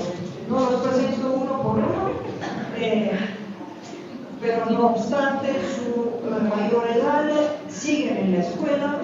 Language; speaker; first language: Spanish; native; Spanish